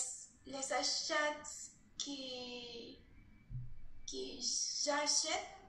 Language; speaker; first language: French; non-native, learner; Spanish